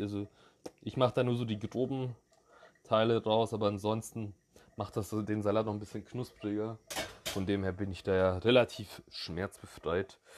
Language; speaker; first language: German; native; German